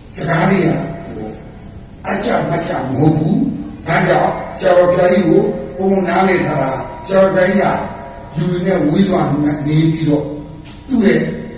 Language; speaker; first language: Burmese; native; Burmese